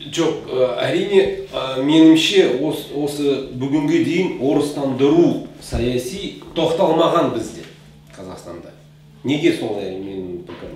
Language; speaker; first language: Kazakh; non-native, local second language; Russian